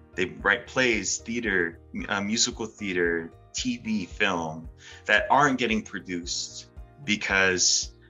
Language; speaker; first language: English; early bilingual, other home language; Spanish